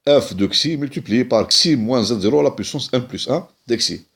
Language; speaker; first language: French; non-native, local second language; Arabic